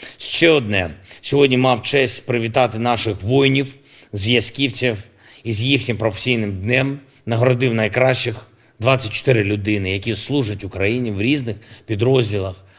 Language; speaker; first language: Ukrainian; non-native, local second language; Russian